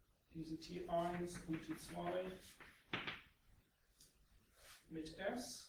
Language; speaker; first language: German; non-native, fluent; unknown